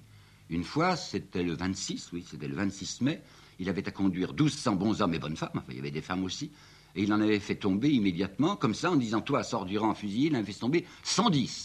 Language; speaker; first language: French; native; French